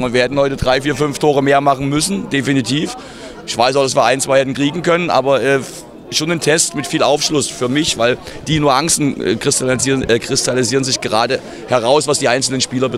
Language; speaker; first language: German; native; German